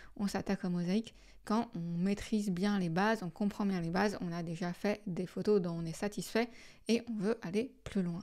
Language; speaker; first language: French; native; French